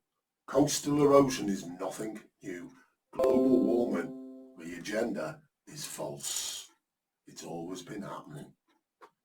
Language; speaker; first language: English; native; English